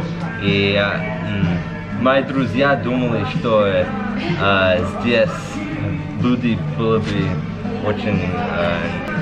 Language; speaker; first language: Russian; non-native, learner; English